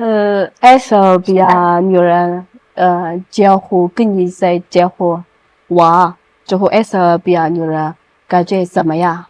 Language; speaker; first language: Chinese; non-native, learner; Amharic